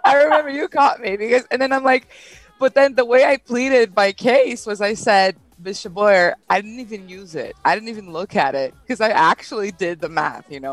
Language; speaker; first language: English; early bilingual, other home language; Portuguese